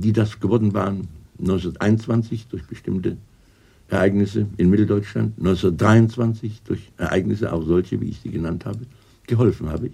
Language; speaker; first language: German; native; German